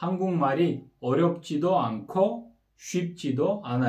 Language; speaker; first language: Korean; non-native, fluent; Kyrgyz